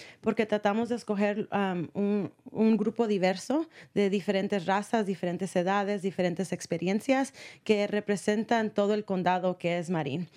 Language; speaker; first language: Spanish; early bilingual, heritage; Spanish